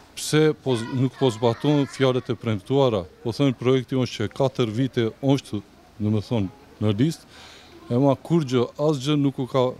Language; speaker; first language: Albanian; non-native, local second language; Romany